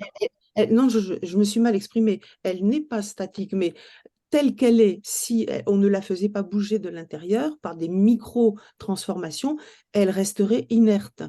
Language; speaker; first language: French; native; French